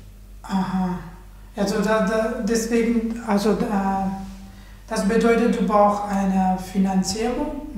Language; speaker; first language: German; non-native, learner; Nepali